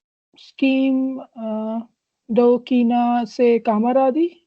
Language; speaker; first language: Czech; non-native, learner; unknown